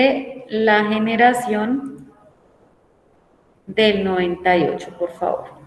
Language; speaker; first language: Spanish; native; Spanish